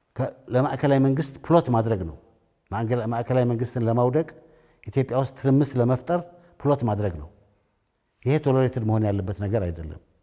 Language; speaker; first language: Amharic; non-native, local second language; Tigrinya